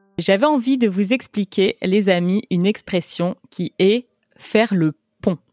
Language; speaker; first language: French; native; French